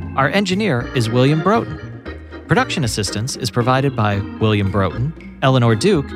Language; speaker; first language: English; native; English